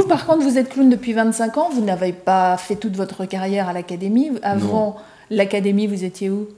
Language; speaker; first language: French; native; French